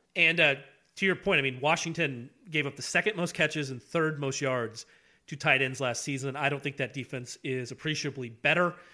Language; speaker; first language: English; native; English